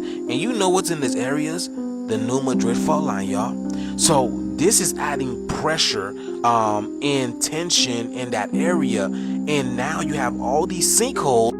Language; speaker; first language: English; native; English